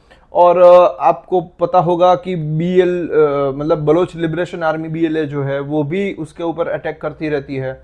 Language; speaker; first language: Hindi; non-native, local second language; Gujarati